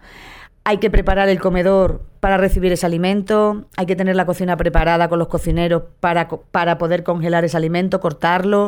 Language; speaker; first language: Spanish; native; Spanish